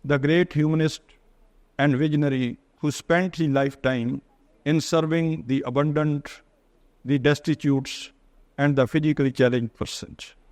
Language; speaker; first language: English; non-native, local second language; Punjabi